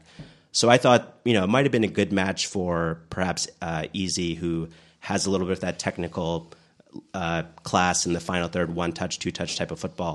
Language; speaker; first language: English; native; English